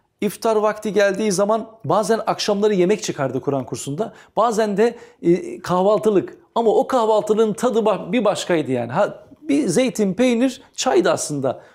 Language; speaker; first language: Turkish; native; Turkish